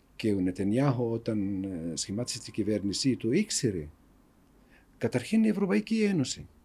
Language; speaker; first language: Greek; non-native, fluent; Arabic